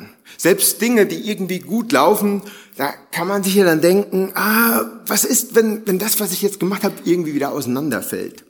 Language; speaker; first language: German; native; German